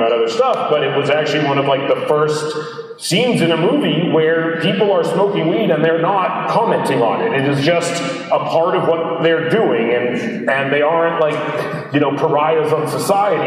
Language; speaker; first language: English; native; English